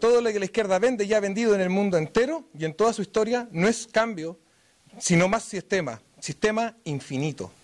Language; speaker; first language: Spanish; native; Spanish